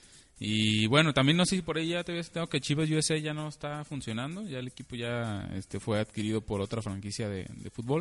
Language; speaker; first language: Spanish; native; Spanish